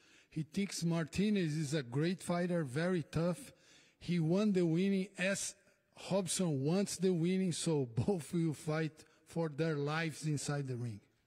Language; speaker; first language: English; non-native, fluent; Portuguese